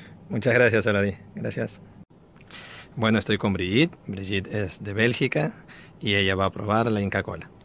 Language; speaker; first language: Spanish; native; Spanish